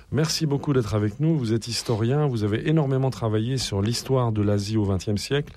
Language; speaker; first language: French; native; French